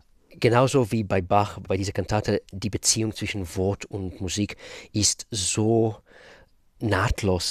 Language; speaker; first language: German; non-native, fluent; Russian